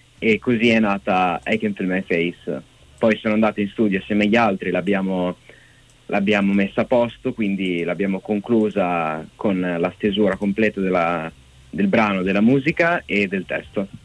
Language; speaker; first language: Italian; native; Italian